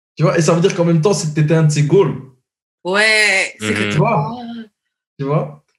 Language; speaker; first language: French; native; French